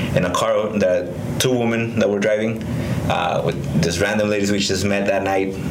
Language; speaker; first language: English; early bilingual, other home language; Spanish